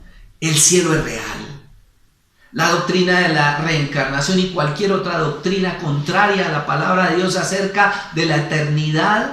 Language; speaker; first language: Spanish; native; Spanish